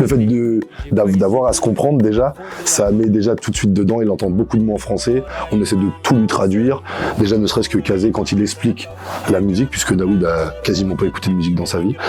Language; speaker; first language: French; native; French